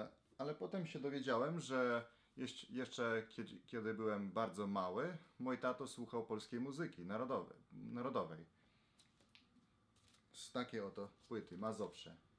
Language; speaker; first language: Polish; non-native, fluent; Slovenian